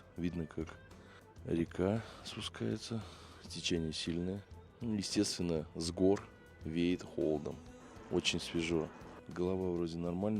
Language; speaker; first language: Russian; native; Russian